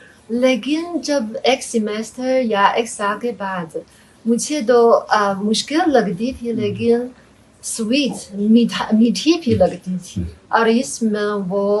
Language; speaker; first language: Hindi; non-native, fluent; Chinese